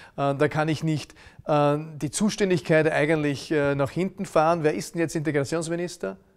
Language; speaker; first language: German; native; German